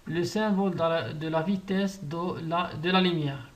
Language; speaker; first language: French; non-native, local second language; Arabic